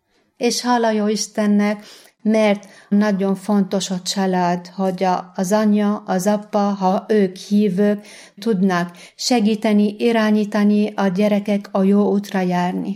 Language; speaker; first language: Hungarian; non-native, fluent; Arabic